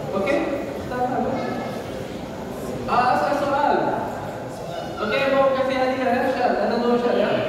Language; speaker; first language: Indonesian; non-native, learner; Arabic